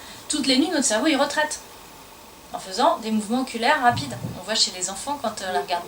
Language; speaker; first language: French; native; French